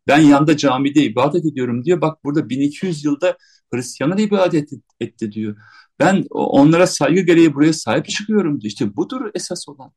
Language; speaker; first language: Turkish; native; Turkish